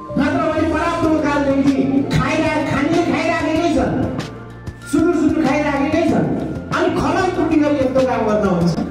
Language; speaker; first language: Nepali; non-native, local second language; Eastern Tamang